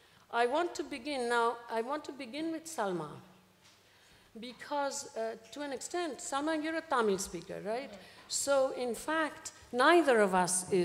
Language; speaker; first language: English; non-native, local second language; Bangla